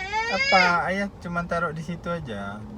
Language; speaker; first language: Indonesian; non-native, local second language; Achinese